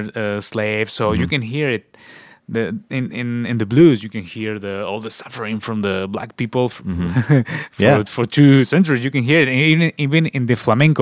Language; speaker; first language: English; non-native, fluent; Spanish